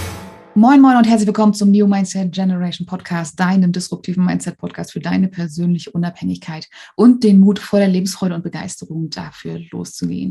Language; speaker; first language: German; native; German